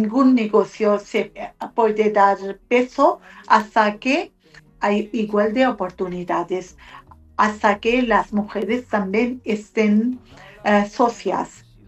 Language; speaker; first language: Spanish; non-native, learner; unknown